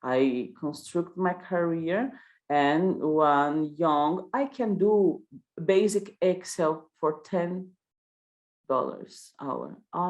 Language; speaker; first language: English; non-native, learner; Portuguese